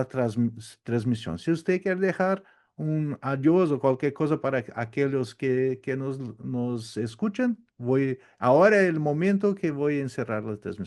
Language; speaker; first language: Spanish; non-native, learner; Portuguese